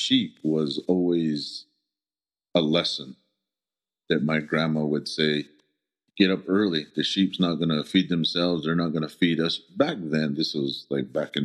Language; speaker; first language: English; early bilingual, other home language; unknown